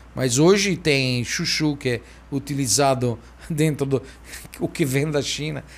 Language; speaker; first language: Portuguese; non-native, fluent; Italian